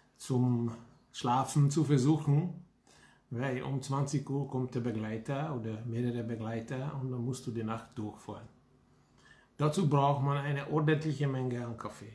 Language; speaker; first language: German; non-native, fluent; Hungarian